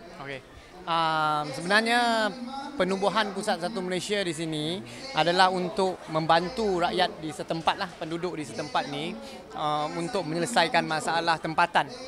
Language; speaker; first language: Malay; non-native, local second language; Chinese